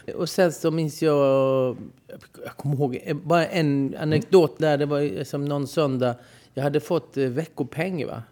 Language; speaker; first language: Swedish; native; Swedish